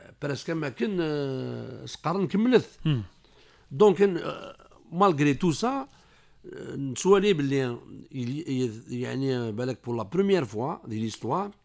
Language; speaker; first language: French; non-native, local second language; Kabyle